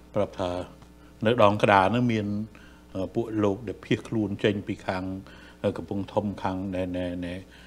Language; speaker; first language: Khmer; native; Khmer